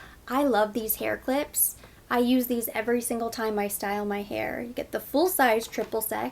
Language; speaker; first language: English; native; English